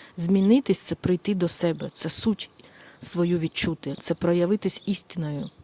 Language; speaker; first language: Ukrainian; non-native, local second language; Russian